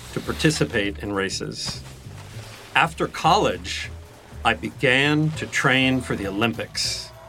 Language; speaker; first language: English; native; English